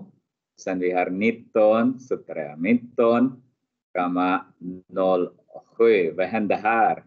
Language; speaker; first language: Swedish; non-native, fluent; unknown